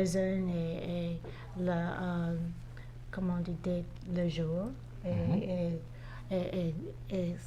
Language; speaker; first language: French; non-native, learner; English